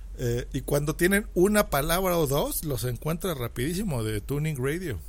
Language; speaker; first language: Spanish; native; Spanish